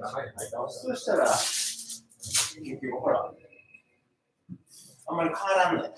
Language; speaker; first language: Japanese; native; Japanese